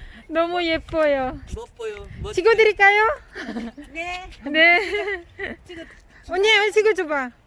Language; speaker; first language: Korean; non-native, fluent; Filipino